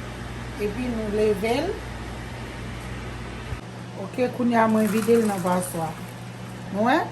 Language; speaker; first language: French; non-native, local second language; Haitian Creole